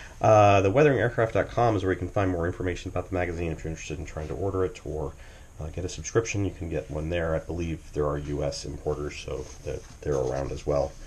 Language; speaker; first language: English; native; English